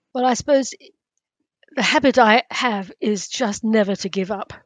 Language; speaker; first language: English; native; English